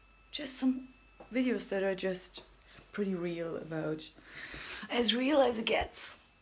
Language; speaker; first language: English; non-native, fluent; German